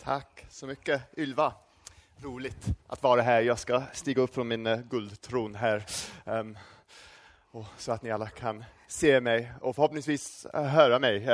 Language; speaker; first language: Swedish; non-native, fluent; English